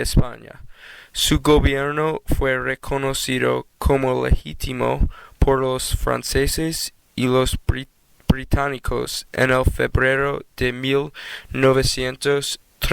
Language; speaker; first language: Spanish; non-native, learner; English